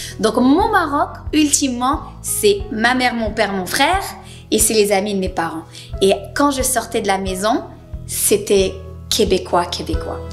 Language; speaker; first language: French; native; French